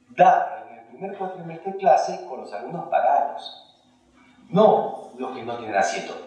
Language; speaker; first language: Spanish; early bilingual, other home language; Hungarian